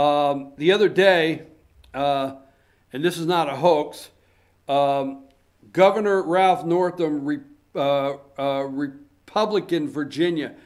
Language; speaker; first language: English; native; English